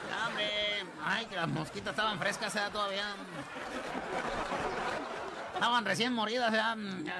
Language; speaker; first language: Spanish; native; Spanish